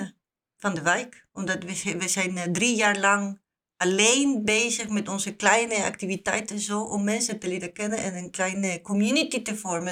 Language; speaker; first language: Dutch; non-native, learner; Spanish